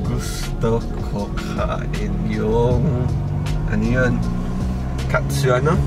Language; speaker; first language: Filipino; non-native, learner; English